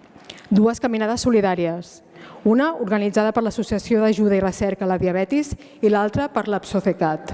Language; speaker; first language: Catalan; native; Catalan